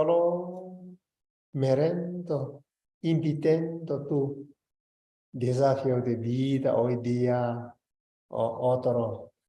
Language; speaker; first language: Spanish; non-native, learner; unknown